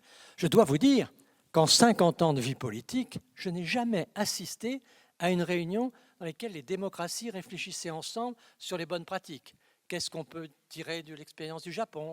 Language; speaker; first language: French; native; French